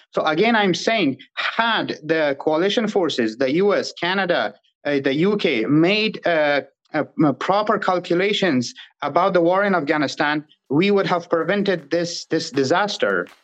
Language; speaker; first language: English; non-native, fluent; Pashto